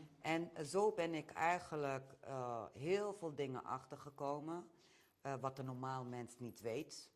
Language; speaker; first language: Dutch; early bilingual, other home language; Romany